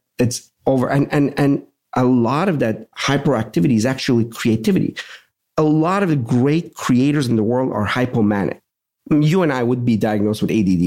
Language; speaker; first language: English; native; English